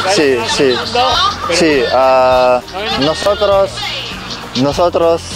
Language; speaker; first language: Spanish; non-native, learner; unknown